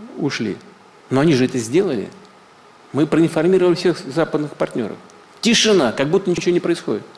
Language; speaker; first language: Russian; native; Russian